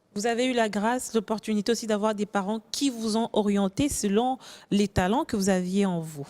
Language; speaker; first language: French; non-native, local second language; Lingala